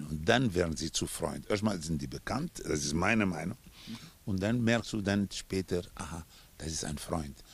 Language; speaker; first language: German; non-native, fluent; Spanish